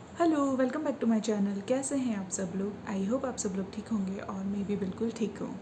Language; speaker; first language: Hindi; native; Hindi